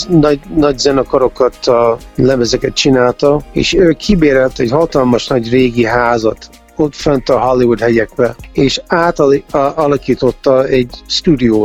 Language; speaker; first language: Hungarian; early bilingual, heritage; Hungarian